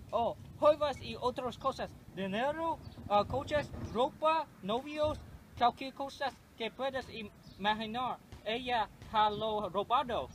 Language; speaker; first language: Spanish; non-native, learner; English